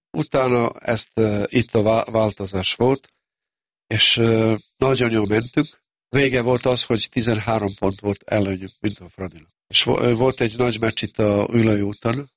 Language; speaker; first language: Hungarian; non-native, fluent; Serbian